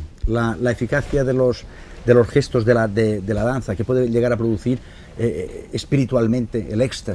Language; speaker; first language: Spanish; native; Spanish